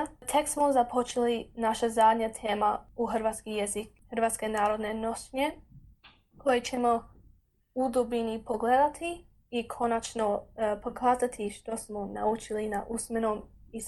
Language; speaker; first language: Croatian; early bilingual, heritage; Croatian